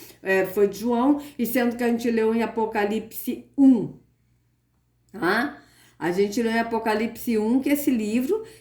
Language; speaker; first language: Portuguese; native; Portuguese